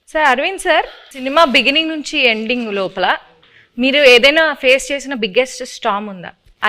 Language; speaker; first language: Telugu; native; Telugu